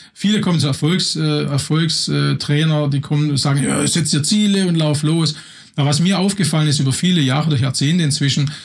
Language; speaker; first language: German; native; German